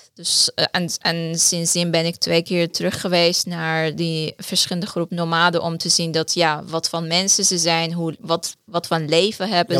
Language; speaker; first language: Dutch; non-native, fluent; Persian